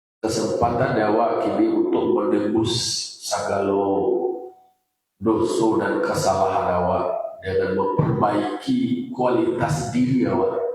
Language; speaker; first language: Indonesian; non-native, local second language; Minangkabau